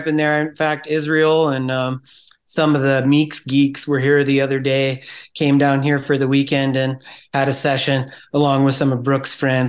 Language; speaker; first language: English; native; English